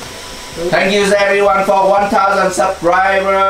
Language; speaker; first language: English; non-native, learner; Vietnamese